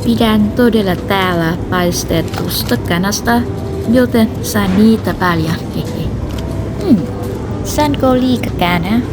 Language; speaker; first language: Finnish; non-native, learner; Vietnamese